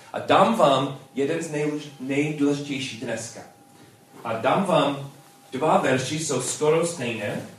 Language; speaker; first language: Czech; non-native, learner; English